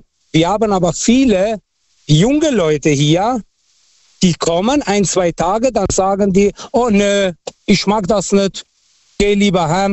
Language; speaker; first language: German; early bilingual, other home language; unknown